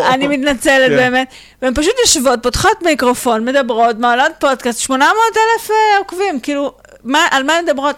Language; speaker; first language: Hebrew; native; Hebrew